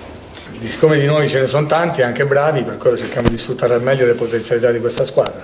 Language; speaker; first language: Italian; native; Italian